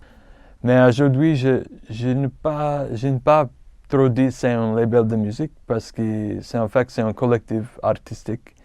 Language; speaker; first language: French; non-native, fluent; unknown